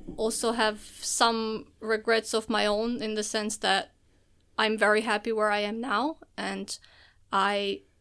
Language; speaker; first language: English; non-native, fluent; Albanian